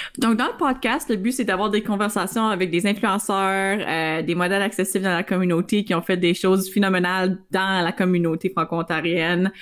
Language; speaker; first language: French; native; French